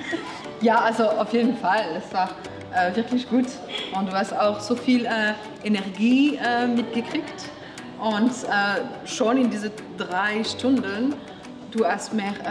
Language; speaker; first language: German; non-native, learner; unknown